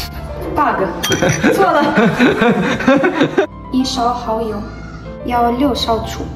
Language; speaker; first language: Chinese; non-native, learner; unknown